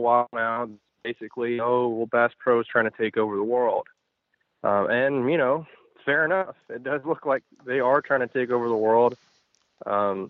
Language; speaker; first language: English; native; English